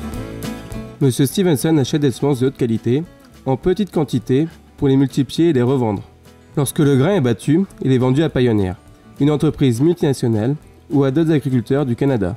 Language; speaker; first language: French; native; French